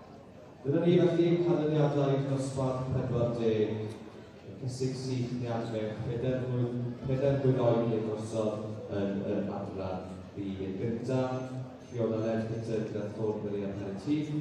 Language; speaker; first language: Welsh; native; Welsh